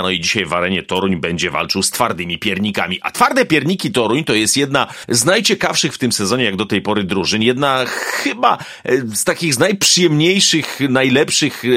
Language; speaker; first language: Polish; native; Polish